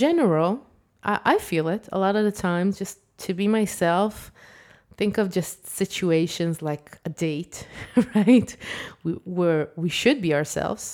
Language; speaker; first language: English; non-native, fluent; Hebrew